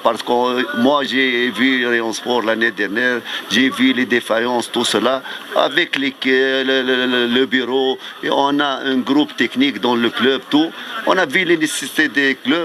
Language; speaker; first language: French; non-native, fluent; Arabic